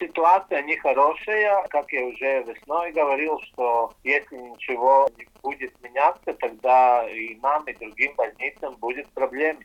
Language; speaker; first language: Russian; non-native, local second language; Latvian